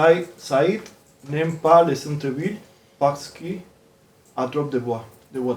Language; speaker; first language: French; non-native, learner; Spanish